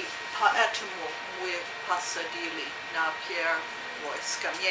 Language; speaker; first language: Russian; non-native, learner; English